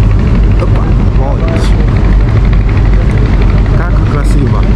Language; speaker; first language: Russian; non-native, learner; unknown